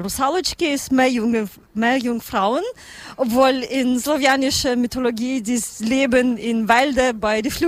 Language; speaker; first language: German; non-native, learner; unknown